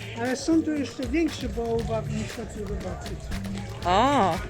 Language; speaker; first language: Polish; non-native, learner; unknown